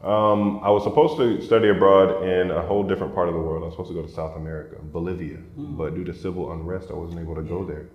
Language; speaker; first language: English; native; English